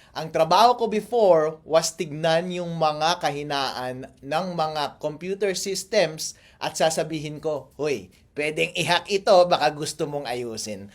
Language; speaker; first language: Filipino; non-native, local second language; Iloko